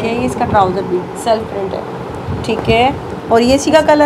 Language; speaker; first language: Urdu; native; Urdu